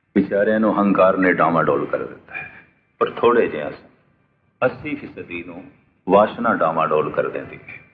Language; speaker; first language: Hindi; non-native, local second language; Punjabi